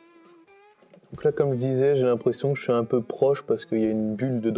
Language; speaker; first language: French; native; French